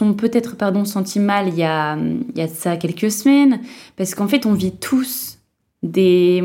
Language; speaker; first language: French; native; French